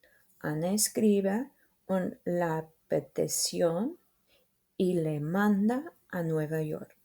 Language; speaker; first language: Spanish; non-native, fluent; English